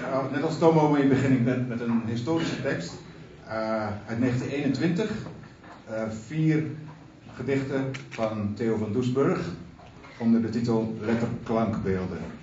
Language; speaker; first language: Dutch; native; Dutch